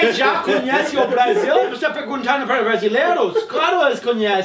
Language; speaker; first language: Portuguese; non-native, fluent; English